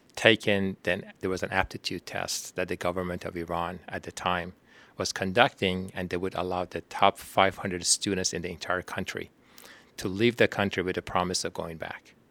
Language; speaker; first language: English; non-native, fluent; Persian